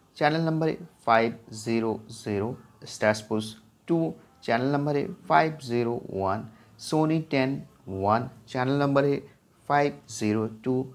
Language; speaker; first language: Hindi; non-native, local second language; Bangla